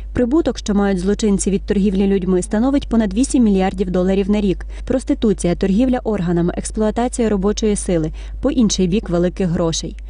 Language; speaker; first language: Ukrainian; native; Ukrainian